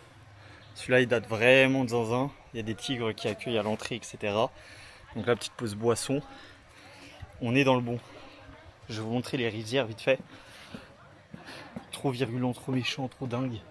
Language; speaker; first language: French; native; French